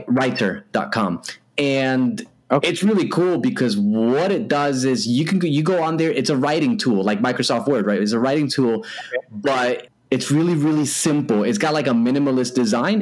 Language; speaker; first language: English; native; English